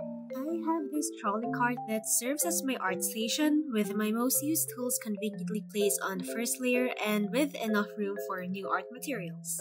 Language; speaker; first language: English; non-native, local second language; Filipino